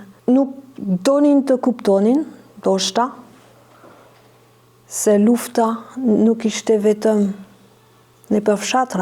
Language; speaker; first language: Albanian; non-native, fluent; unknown